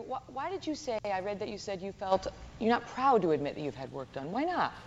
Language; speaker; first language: English; native; English